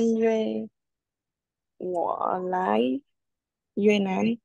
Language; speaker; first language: Chinese; non-native, learner; Vietnamese